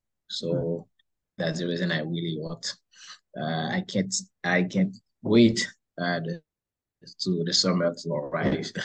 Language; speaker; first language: English; non-native, learner; Haitian Creole